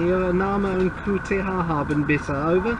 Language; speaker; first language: German; non-native, learner; English